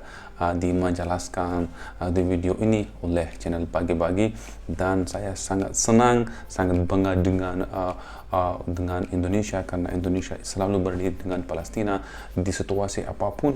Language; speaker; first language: Indonesian; non-native, fluent; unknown